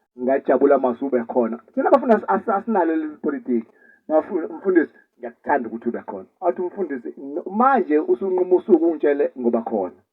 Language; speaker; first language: Zulu; native; Zulu